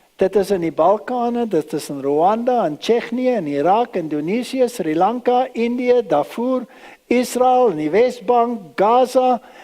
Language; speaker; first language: Afrikaans; early bilingual, other home language; German